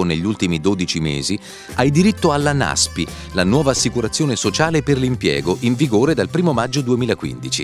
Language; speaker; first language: Italian; native; Italian